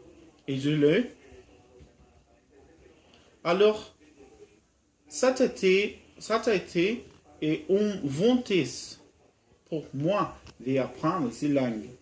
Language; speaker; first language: French; non-native, learner; Spanish